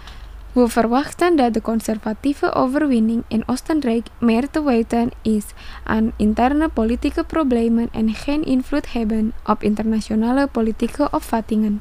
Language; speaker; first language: Dutch; non-native, fluent; Indonesian